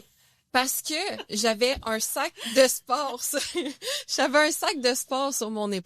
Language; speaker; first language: French; native; French